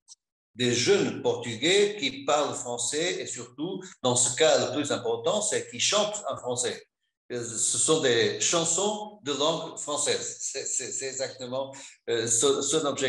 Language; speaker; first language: French; non-native, fluent; Portuguese